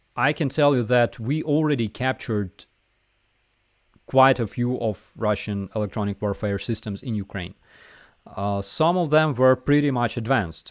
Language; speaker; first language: English; non-native, fluent; Ukrainian